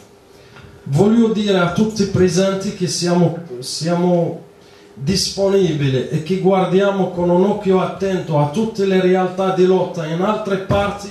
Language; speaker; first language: Italian; non-native, fluent; Arabic